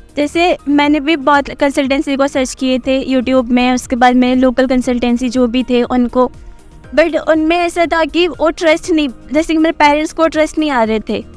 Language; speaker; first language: Hindi; non-native, local second language; Bangla